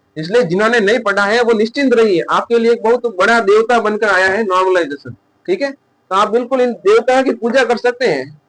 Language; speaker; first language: Hindi; native; Hindi